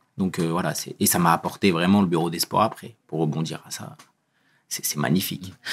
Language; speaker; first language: French; early bilingual, other home language; Kabyle